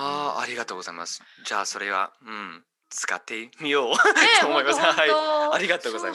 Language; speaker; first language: Japanese; non-native, learner; English